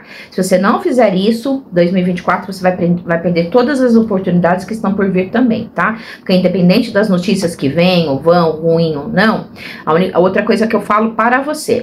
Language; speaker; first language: Portuguese; native; Portuguese